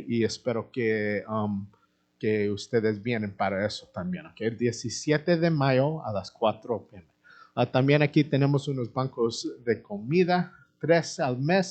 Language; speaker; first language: Spanish; early bilingual, heritage; Spanish